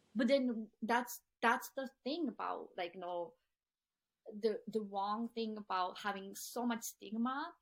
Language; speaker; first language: English; non-native, fluent; Japanese